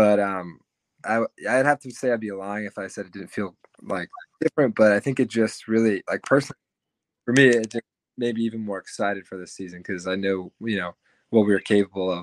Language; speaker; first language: English; native; English